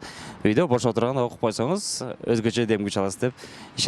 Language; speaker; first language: Kyrgyz; native; Kyrgyz